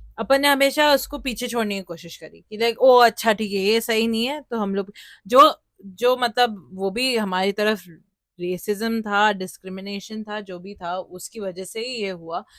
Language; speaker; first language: Hindi; early bilingual, heritage; Hindi